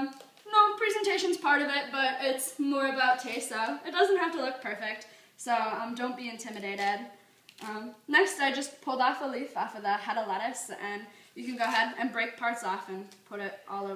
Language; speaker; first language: English; native; English